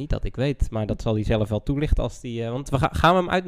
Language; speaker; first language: Dutch; native; Dutch